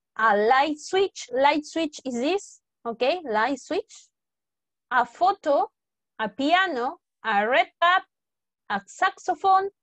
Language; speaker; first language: English; non-native, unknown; Spanish